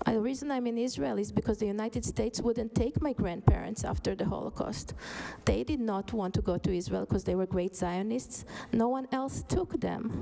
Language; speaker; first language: English; non-native, fluent; Hebrew